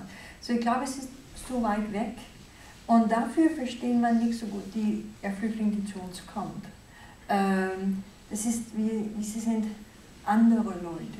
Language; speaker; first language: German; non-native, fluent; Danish